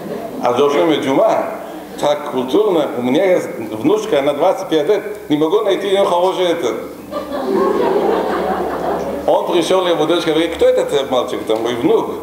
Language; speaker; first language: Russian; non-native, local second language; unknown